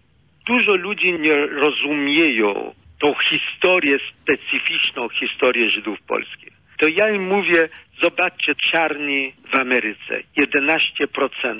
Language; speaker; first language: Polish; early bilingual, heritage; Polish